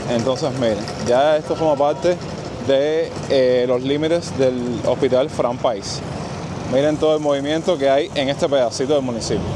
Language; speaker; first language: Spanish; native; Spanish